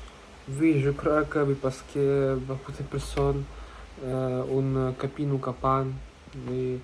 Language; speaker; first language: French; non-native, learner; Russian